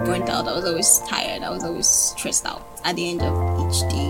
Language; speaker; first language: English; non-native, local second language; Yoruba